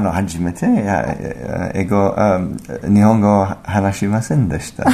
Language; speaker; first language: Japanese; non-native, learner; English